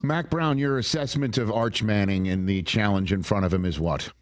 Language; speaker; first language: English; native; English